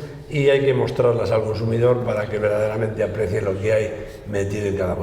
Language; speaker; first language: Spanish; native; Spanish